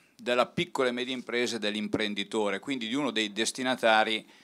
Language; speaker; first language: Italian; native; Italian